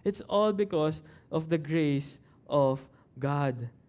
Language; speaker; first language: English; non-native, local second language; Filipino